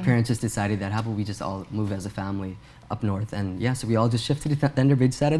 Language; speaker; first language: English; early bilingual, other home language; Urdu